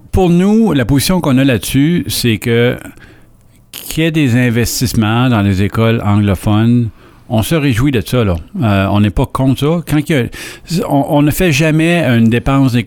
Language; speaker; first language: French; native; French